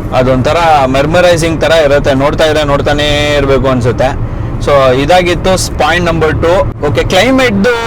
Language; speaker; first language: Kannada; native; Kannada